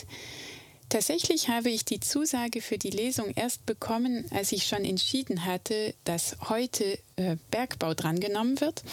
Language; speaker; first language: German; native; German